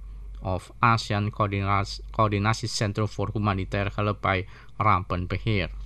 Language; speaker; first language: Dutch; non-native, fluent; Indonesian